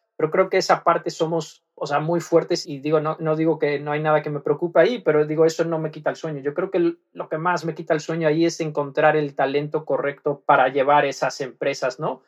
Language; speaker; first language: Spanish; non-native, fluent; Dutch